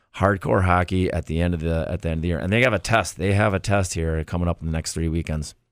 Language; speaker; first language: English; native; English